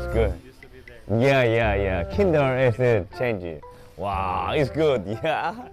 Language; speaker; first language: English; non-native, learner; Korean